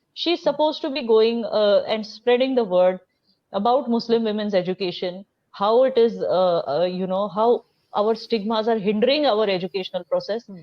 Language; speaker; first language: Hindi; non-native, local second language; Kashmiri